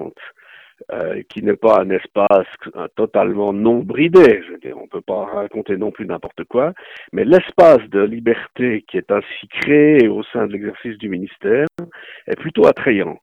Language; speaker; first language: French; native; French